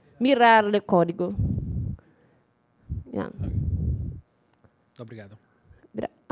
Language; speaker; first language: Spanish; non-native, learner; Portuguese